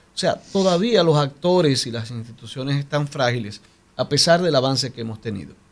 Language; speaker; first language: Spanish; native; Spanish